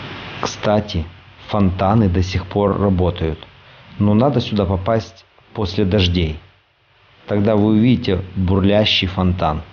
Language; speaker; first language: Russian; native; Russian